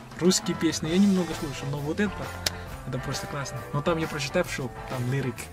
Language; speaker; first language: Russian; non-native, learner; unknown